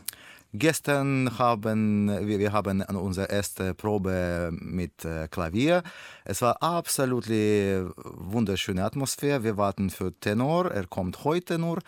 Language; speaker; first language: German; non-native, learner; Russian